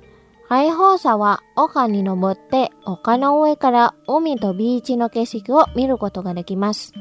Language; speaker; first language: Japanese; non-native, fluent; Indonesian